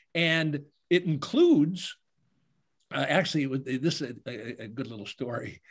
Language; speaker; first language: English; native; English